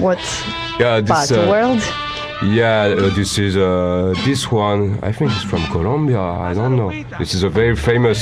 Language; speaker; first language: English; non-native, learner; French